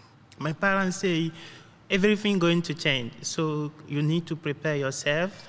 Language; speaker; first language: English; non-native, learner; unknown